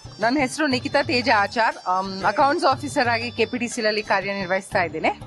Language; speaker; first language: Kannada; native; Kannada